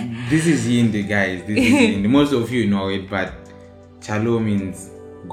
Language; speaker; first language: English; non-native, local second language; Shona